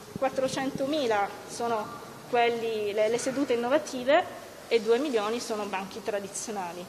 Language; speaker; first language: Italian; native; Italian